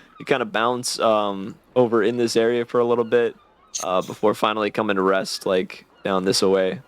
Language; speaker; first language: English; native; English